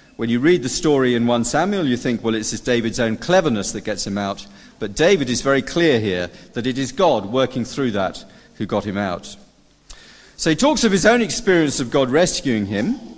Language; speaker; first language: English; native; English